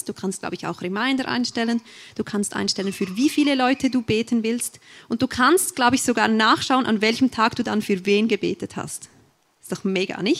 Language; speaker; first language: German; native; German